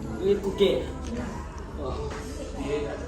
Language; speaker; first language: English; non-native, learner; Malay